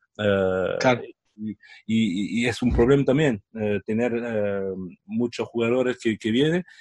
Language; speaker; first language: Spanish; non-native, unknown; French